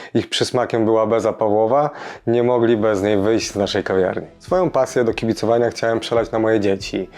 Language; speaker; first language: Polish; native; Polish